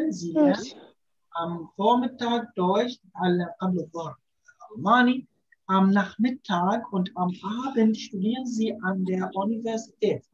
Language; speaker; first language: German; non-native, learner; Arabic